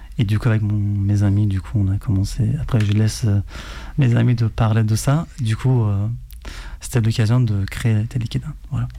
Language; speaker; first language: French; non-native, fluent; Persian